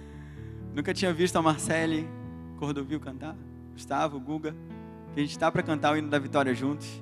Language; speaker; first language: Portuguese; native; Portuguese